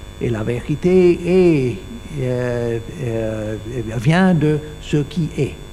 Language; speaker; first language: French; non-native, learner; English